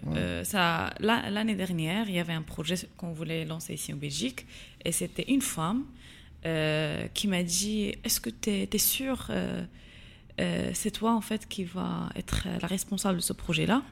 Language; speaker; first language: French; non-native, local second language; Tachelhit